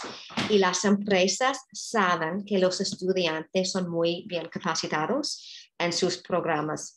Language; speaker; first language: Spanish; non-native, fluent; English